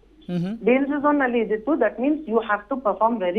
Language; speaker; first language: Kannada; non-native, learner; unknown